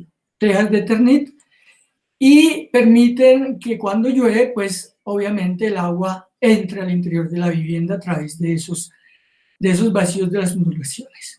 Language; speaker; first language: Spanish; native; Spanish